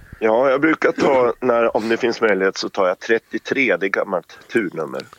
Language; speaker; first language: Swedish; native; Swedish